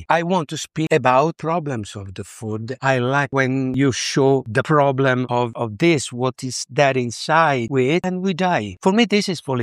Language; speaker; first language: English; non-native, learner; Italian